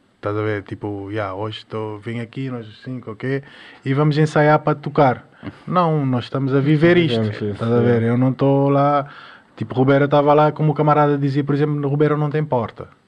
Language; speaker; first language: Portuguese; non-native, local second language; Kabuverdianu